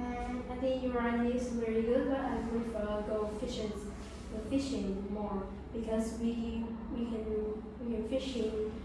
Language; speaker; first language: English; non-native, learner; Vietnamese